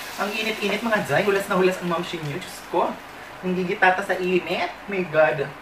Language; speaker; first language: Filipino; non-native, local second language; Waray